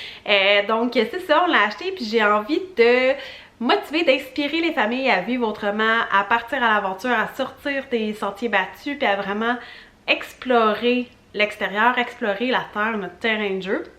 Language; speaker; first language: French; native; French